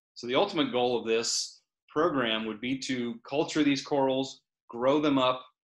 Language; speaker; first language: English; native; English